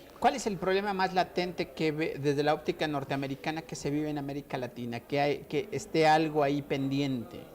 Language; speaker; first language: Spanish; native; Spanish